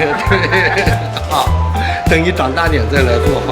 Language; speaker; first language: Chinese; native; Chinese